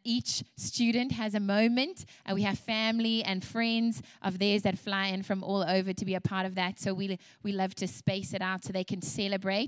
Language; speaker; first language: English; native; English